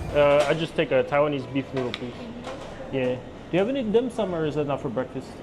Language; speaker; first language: English; native; English